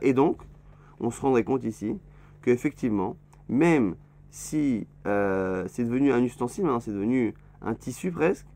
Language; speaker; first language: French; native; French